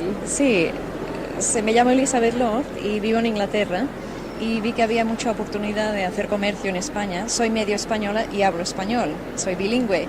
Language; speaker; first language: Spanish; early bilingual, heritage; English